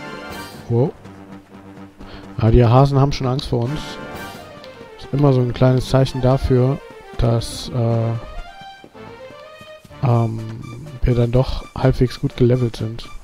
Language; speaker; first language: German; native; German